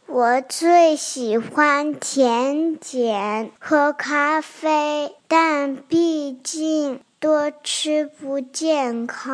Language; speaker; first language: Chinese; early bilingual, heritage; Chinese